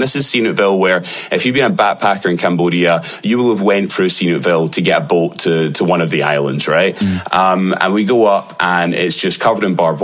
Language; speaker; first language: English; native; English